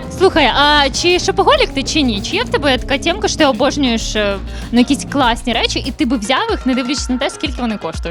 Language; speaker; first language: Ukrainian; native; Ukrainian